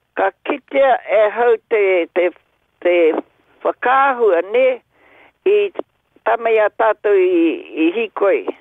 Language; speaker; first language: Māori; native; Māori